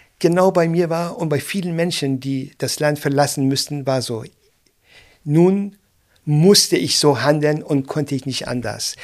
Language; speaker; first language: German; non-native, fluent; Persian